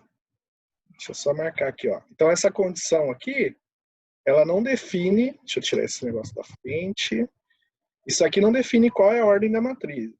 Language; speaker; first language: Portuguese; native; Portuguese